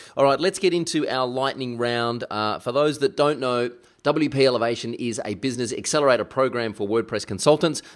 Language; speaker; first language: English; early bilingual, other home language; German